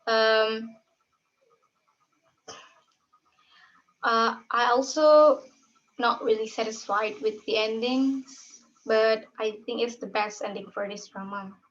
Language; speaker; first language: English; non-native, learner; Indonesian